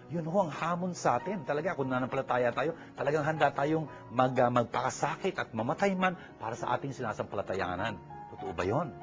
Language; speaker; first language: Filipino; native; Filipino